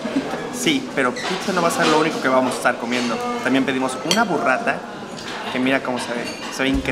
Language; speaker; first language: Spanish; native; Spanish